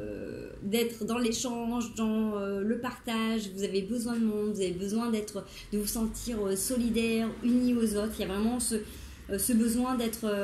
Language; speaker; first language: French; native; French